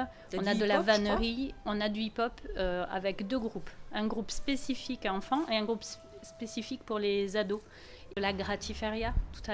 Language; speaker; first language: French; native; French